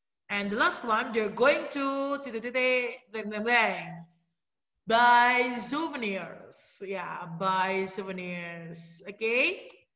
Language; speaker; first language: English; non-native, fluent; Indonesian